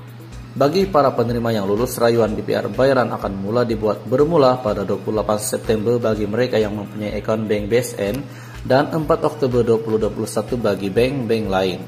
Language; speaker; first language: Malay; native; Malay